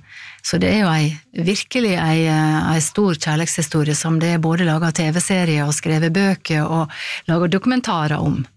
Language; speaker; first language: Norwegian; native; Norwegian